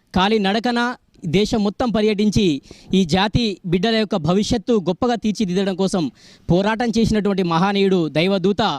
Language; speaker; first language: Telugu; non-native, local second language; Lambadi